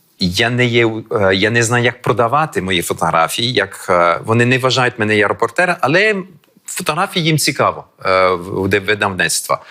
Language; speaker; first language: Ukrainian; early bilingual, heritage; French